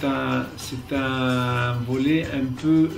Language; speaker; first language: French; non-native, local second language; Arabic